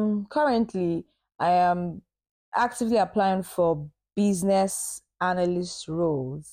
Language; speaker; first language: English; non-native, local second language; Yoruba